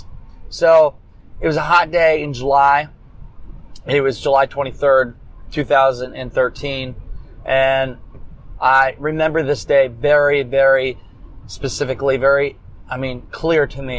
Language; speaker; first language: English; native; English